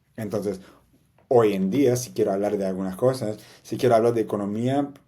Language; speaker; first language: Spanish; non-native, learner; English